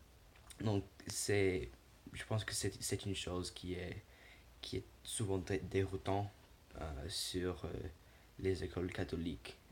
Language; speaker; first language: French; non-native, learner; English